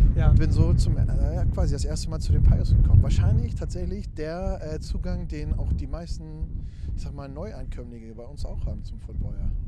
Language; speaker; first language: German; native; German